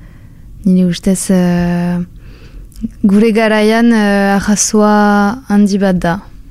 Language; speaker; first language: Basque; non-native, local second language; French